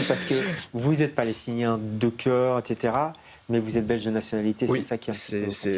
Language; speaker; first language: French; native; French